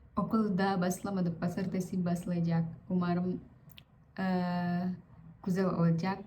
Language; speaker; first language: Turkish; non-native, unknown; Vietnamese